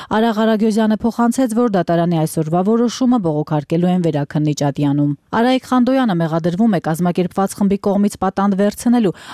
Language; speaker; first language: Armenian; native; Armenian